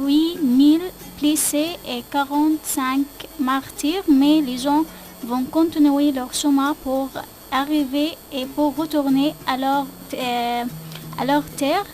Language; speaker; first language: French; non-native, learner; Arabic